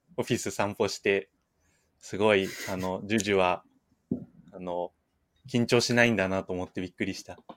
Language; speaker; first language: Japanese; native; Japanese